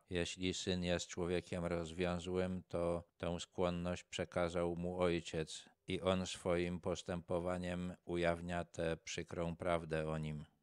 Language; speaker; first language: Polish; native; Polish